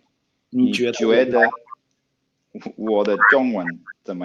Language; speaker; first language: Chinese; non-native, learner; Swedish